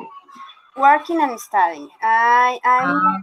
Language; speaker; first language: English; non-native, learner; Spanish